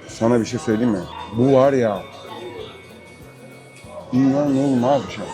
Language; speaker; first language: Turkish; native; Turkish